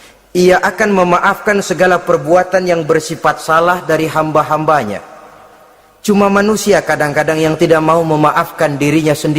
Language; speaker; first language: Indonesian; native; Indonesian